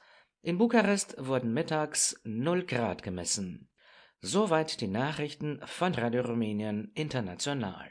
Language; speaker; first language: German; non-native, fluent; Romanian